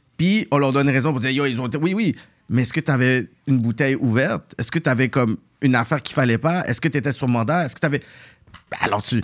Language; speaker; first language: French; native; French